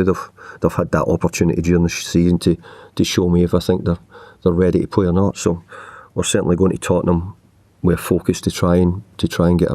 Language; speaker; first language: English; native; English